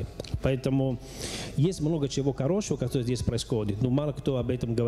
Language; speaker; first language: Russian; non-native, fluent; Italian